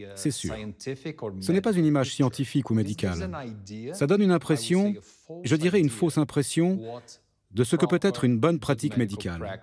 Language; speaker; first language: French; non-native, fluent; Portuguese